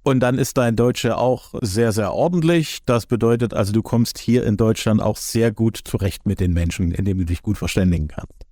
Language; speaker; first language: German; native; German